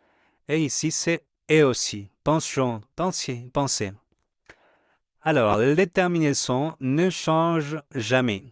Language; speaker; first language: French; non-native, fluent; Spanish